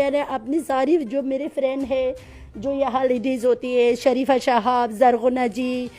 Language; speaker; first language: Hindi; non-native, fluent; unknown